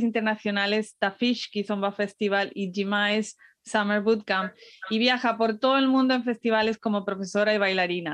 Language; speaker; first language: Spanish; native; Spanish